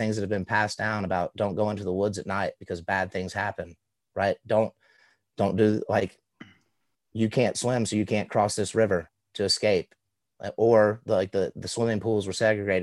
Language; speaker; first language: English; native; English